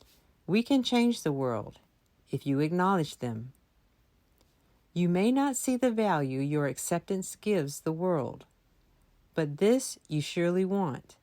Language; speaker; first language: English; native; English